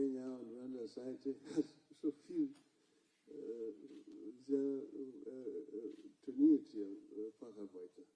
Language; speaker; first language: German; non-native, fluent; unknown